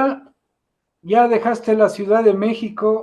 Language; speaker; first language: Spanish; native; Spanish